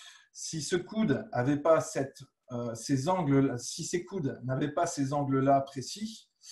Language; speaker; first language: French; native; French